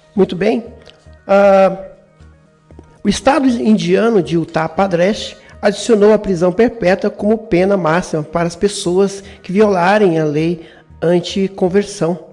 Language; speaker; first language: Portuguese; native; Portuguese